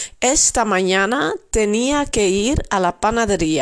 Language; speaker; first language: Spanish; non-native, fluent; Dutch